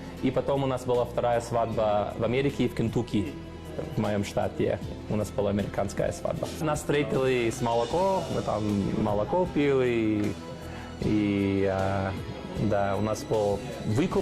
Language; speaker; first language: Russian; non-native, fluent; English